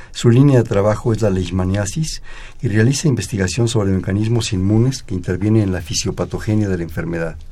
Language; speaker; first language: Spanish; native; Spanish